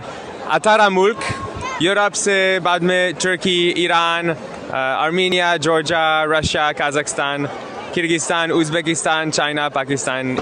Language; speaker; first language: Hindi; non-native, learner; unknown